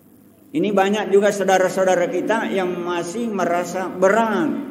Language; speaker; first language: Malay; non-native, local second language; Buginese